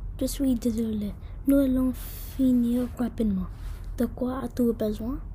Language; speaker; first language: French; non-native, learner; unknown